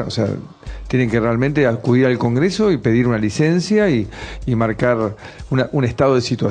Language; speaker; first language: Spanish; native; Spanish